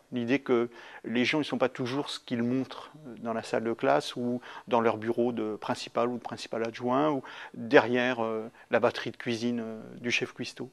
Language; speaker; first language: French; native; French